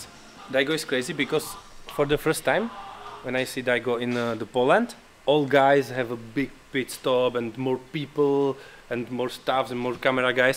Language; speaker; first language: English; non-native, learner; Polish